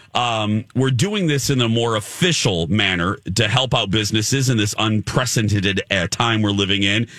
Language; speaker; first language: English; native; English